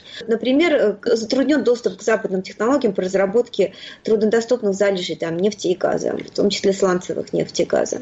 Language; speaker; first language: Russian; native; Russian